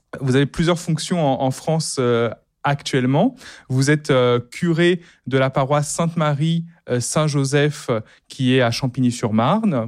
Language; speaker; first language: French; native; French